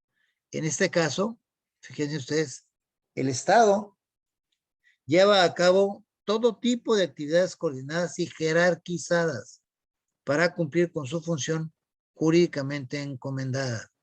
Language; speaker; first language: Spanish; native; Spanish